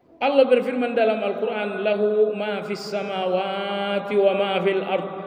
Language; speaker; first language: Malay; native; Malay